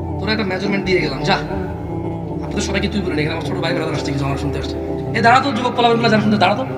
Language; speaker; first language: Bangla; native; Bangla